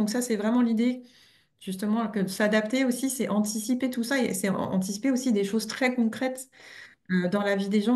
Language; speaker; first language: French; native; French